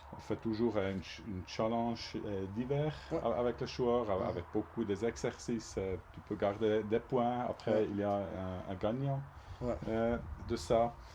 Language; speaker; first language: French; non-native, local second language; German